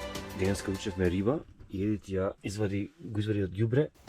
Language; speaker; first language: Macedonian; native; Macedonian